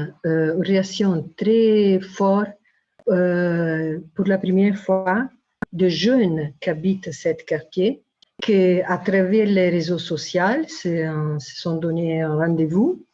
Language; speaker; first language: French; non-native, fluent; Italian